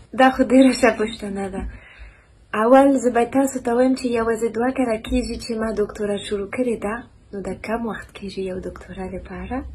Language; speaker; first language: Pashto; non-native, fluent; French